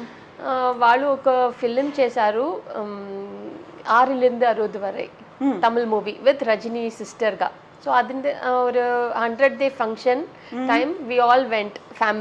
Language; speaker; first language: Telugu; non-native, learner; Malayalam